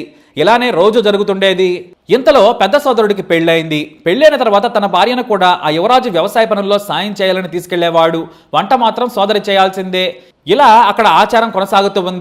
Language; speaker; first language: Telugu; native; Telugu